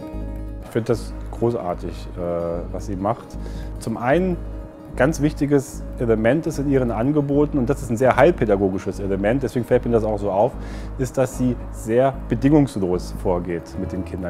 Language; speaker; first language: German; native; German